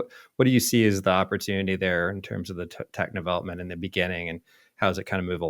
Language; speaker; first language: English; native; English